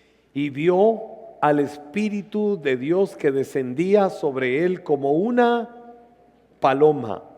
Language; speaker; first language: Spanish; native; Spanish